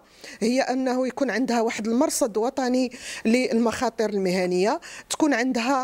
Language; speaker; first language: Arabic; native; Arabic